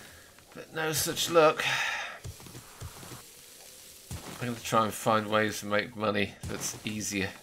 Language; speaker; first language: English; native; English